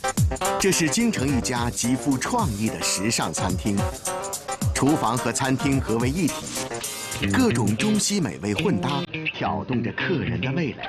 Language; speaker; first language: Chinese; native; Chinese